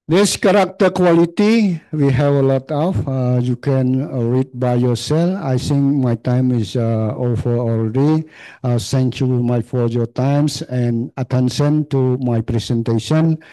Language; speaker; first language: English; non-native, learner; Khmer